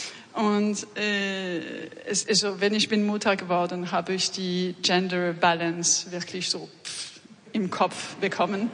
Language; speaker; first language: German; non-native, fluent; French